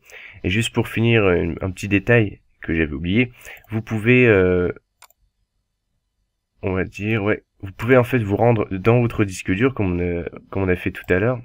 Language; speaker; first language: French; native; French